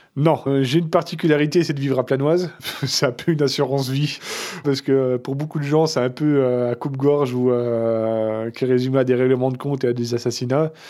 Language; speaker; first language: French; native; French